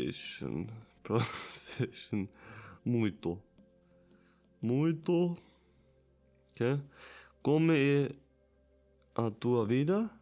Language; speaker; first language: Portuguese; non-native, learner; German